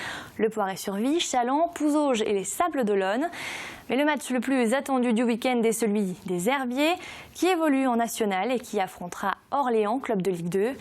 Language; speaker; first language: French; native; French